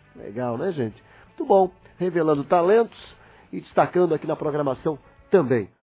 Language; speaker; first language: Portuguese; native; Portuguese